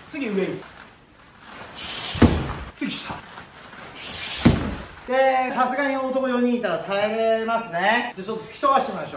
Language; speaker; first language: Japanese; native; Japanese